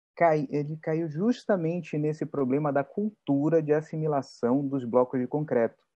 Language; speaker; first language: Portuguese; native; Portuguese